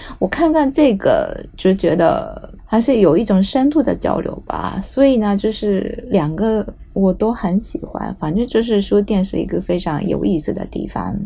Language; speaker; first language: Chinese; non-native, fluent; Japanese